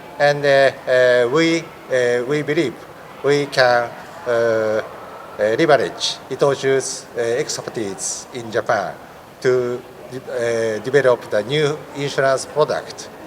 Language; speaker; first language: English; non-native, learner; Japanese